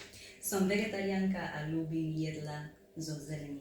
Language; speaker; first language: Slovak; non-native, learner; Spanish